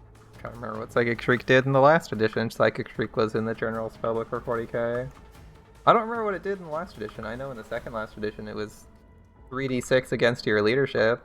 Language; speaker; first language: English; native; English